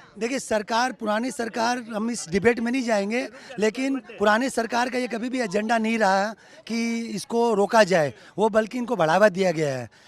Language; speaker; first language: Hindi; native; Hindi